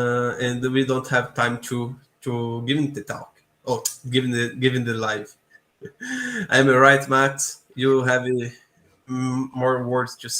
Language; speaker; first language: English; non-native, learner; Portuguese